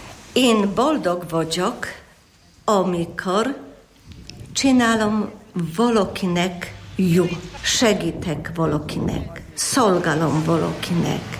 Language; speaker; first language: Hungarian; non-native, learner; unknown